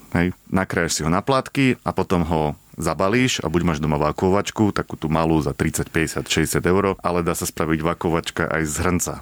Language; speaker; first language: Slovak; native; Slovak